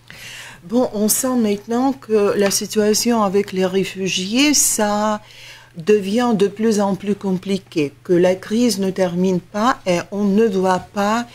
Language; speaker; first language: French; non-native, fluent; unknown